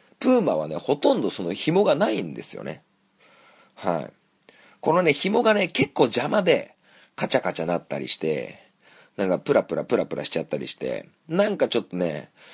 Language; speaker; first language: Japanese; native; Japanese